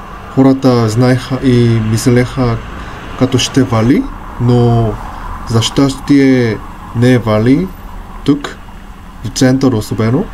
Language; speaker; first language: Bulgarian; non-native, learner; Korean